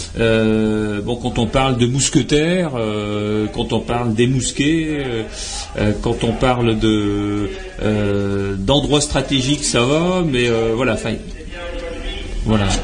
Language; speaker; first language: French; native; French